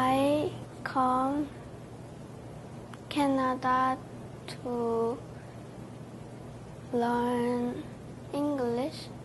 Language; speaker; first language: English; non-native, learner; Korean